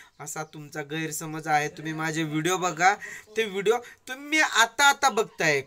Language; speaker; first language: Marathi; non-native, local second language; Lambadi